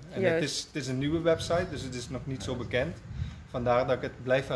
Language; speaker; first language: Dutch; native; Dutch